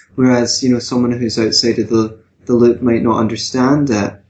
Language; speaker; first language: English; native; English